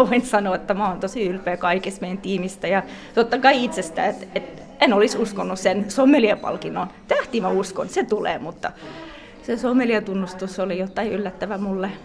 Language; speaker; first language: Finnish; non-native, fluent; English